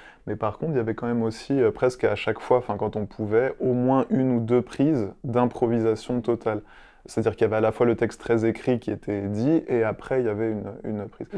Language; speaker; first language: French; native; French